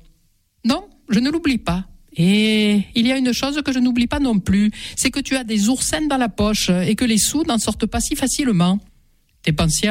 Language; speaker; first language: French; native; French